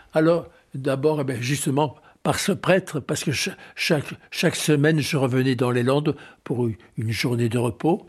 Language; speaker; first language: French; native; French